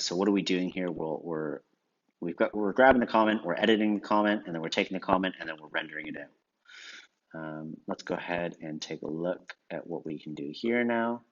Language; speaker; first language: English; native; English